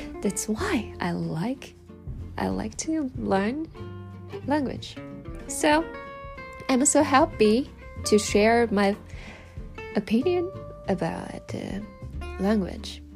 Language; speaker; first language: English; non-native, learner; Japanese